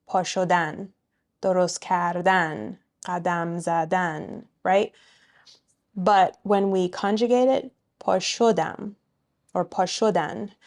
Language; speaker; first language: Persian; early bilingual, heritage; Persian